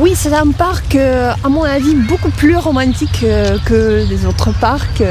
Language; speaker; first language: French; non-native, fluent; Russian